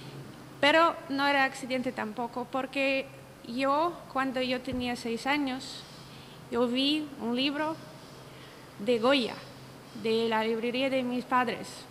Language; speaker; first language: Spanish; non-native, learner; Russian